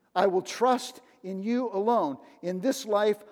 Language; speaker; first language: English; native; English